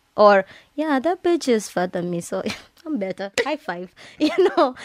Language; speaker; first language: English; non-native, local second language; Swahili